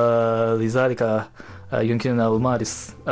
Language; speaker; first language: Arabic; non-native, fluent; Japanese